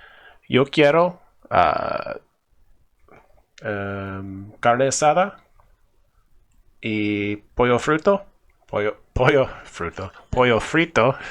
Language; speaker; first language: Spanish; non-native, learner; English